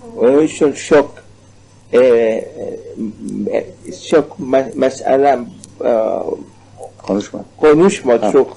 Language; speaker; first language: Turkish; non-native, learner; Arabic